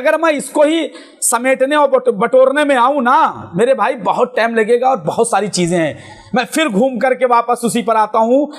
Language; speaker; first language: Urdu; native; Urdu